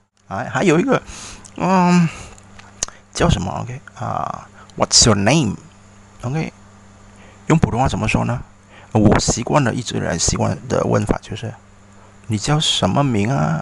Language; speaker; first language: Chinese; early bilingual, heritage; Chinese